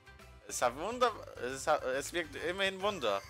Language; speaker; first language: German; native; German